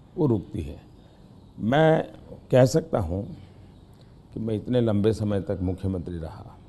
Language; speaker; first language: Hindi; non-native, local second language; Gujarati